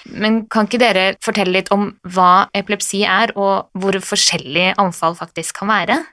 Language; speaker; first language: Norwegian; native; Norwegian